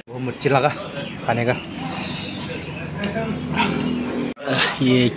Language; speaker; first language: Hindi; non-native, local second language; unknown